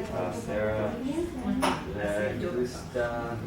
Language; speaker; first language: Spanish; non-native, learner; English